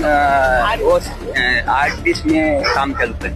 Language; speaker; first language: Hindi; non-native, local second language; Konkani